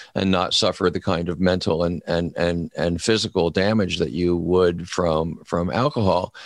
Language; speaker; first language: English; native; English